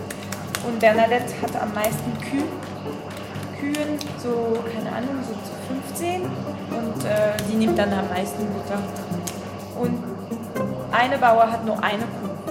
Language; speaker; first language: German; non-native, learner; French